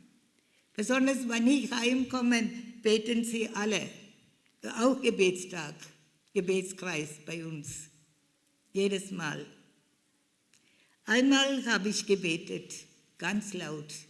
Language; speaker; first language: German; non-native, fluent; Malayalam